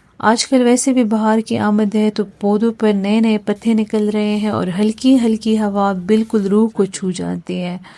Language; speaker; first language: Urdu; non-native, local second language; Pashto